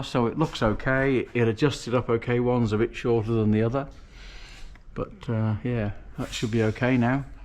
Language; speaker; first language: English; native; English